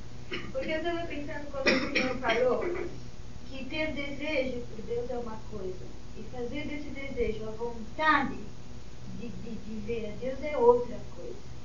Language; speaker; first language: Spanish; non-native, learner; Portuguese